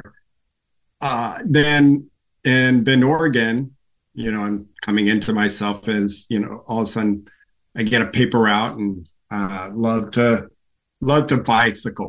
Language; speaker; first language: English; native; English